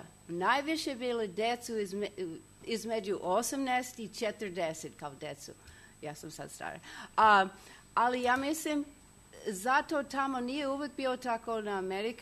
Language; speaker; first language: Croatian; non-native, learner; English